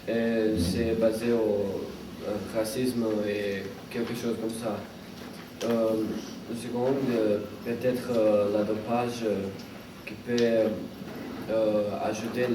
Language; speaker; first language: French; non-native, learner; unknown